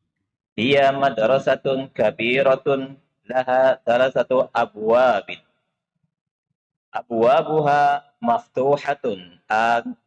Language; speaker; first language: Arabic; non-native, learner; Indonesian